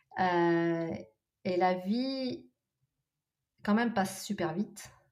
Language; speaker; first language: French; non-native, local second language; Arabic